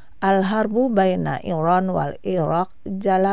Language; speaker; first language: Arabic; non-native, fluent; Indonesian